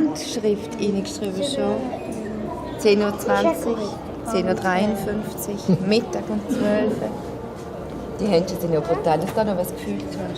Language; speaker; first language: German; native; German